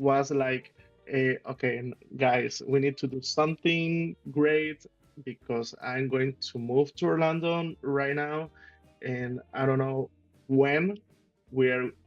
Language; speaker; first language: English; non-native, learner; Spanish